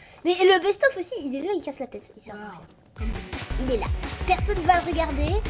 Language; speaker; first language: French; native; French